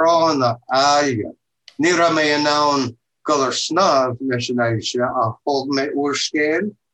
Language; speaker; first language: Irish; non-native, learner; English